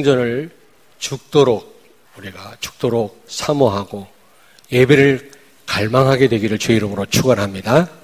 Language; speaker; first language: Korean; native; Korean